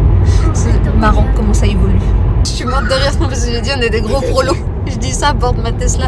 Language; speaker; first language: French; native; French